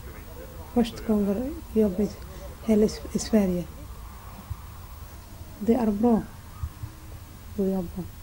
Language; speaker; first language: Swedish; non-native, learner; Somali